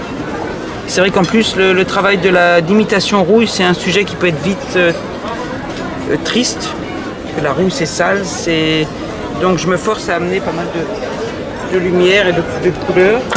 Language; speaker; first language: French; native; French